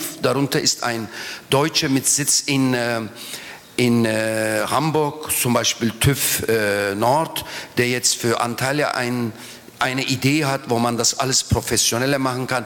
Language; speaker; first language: German; non-native, fluent; Turkish